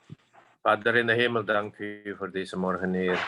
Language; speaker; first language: Dutch; non-native, fluent; Indonesian